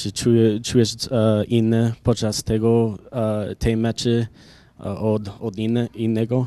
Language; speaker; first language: Polish; non-native, learner; English